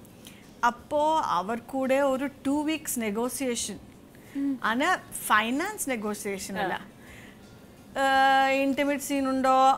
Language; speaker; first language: Malayalam; non-native, fluent; Kannada